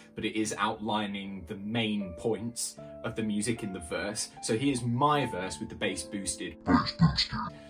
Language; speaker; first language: English; native; English